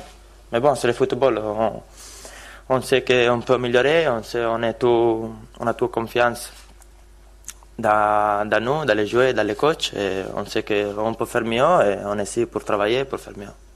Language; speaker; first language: French; non-native, fluent; Italian